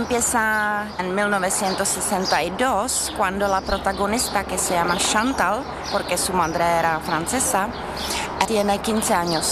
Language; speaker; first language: Spanish; non-native, fluent; Czech